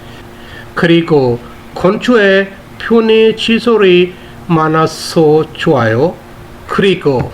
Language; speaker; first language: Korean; non-native, fluent; Urdu